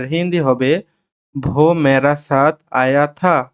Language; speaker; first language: Hindi; non-native, learner; Bangla